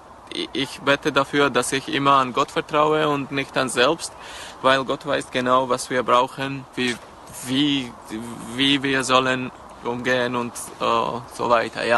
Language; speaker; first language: German; non-native, learner; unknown